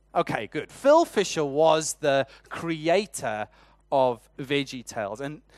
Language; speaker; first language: English; native; English